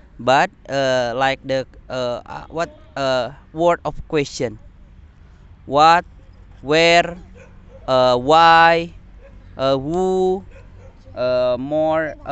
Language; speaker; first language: English; non-native, learner; Indonesian